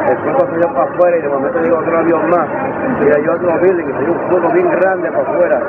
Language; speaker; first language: Spanish; native; Spanish